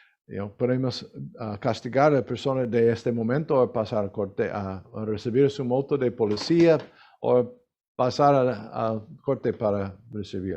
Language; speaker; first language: Spanish; non-native, learner; English